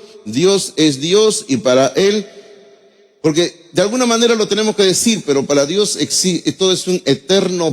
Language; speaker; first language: Spanish; native; Spanish